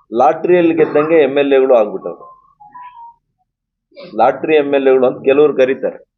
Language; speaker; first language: Kannada; native; Kannada